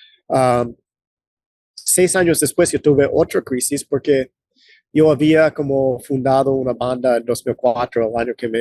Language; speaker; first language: Spanish; non-native, fluent; English